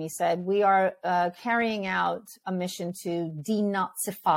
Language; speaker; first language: English; early bilingual, other home language; Ukrainian